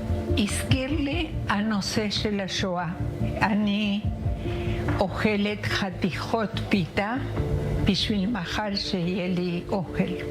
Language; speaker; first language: Hebrew; non-native, learner; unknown